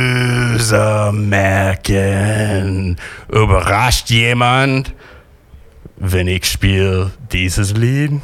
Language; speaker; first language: German; non-native, learner; English